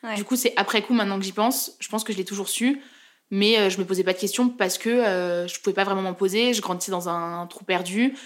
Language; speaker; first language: French; native; French